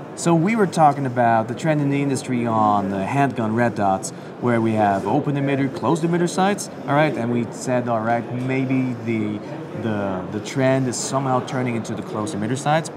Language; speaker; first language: English; non-native, fluent; German